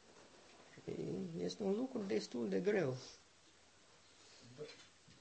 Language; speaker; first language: Romanian; non-native, learner; English